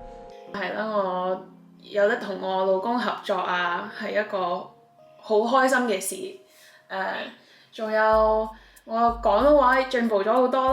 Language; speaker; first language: Cantonese; early bilingual, heritage; Cantonese